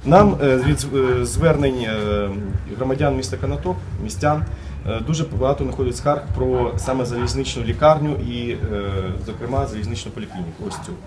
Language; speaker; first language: Ukrainian; native; Ukrainian